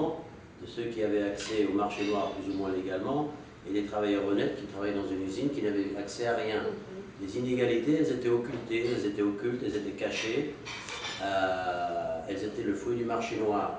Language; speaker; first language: French; native; French